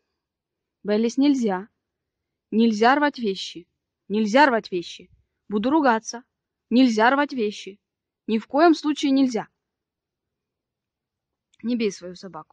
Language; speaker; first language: Russian; native; Russian